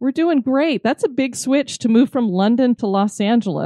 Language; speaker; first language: English; native; English